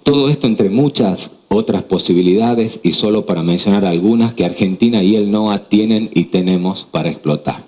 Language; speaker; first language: Spanish; native; Spanish